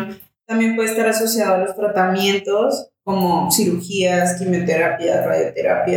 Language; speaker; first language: Spanish; native; Spanish